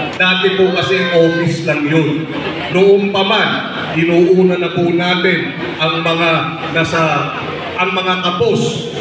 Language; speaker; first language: Filipino; native; Filipino